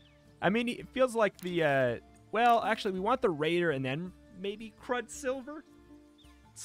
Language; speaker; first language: English; native; English